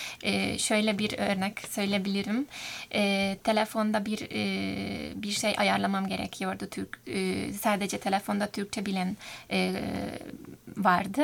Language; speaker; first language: Turkish; non-native, fluent; Hungarian